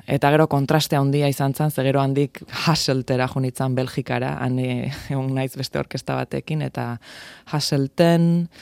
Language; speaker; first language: Basque; native; Basque